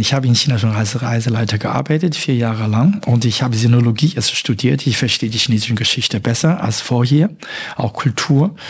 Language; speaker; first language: German; non-native, fluent; Chinese